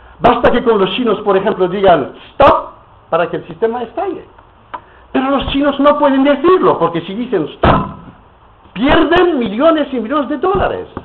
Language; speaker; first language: Spanish; non-native, fluent; French